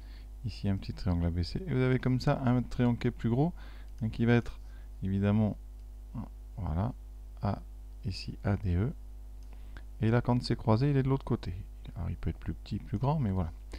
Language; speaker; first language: French; native; French